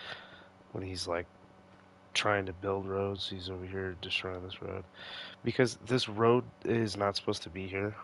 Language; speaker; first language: English; native; English